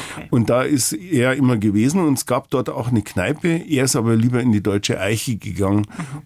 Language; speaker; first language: German; native; German